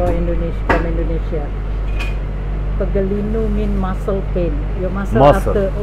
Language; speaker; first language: English; non-native, learner; Indonesian